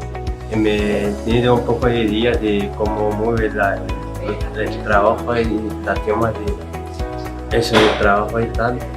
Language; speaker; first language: Spanish; non-native, learner; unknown